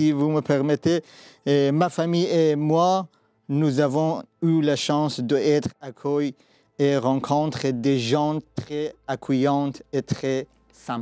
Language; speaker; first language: French; non-native, learner; Persian